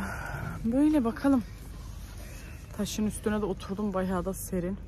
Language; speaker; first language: Turkish; early bilingual, heritage; Turkish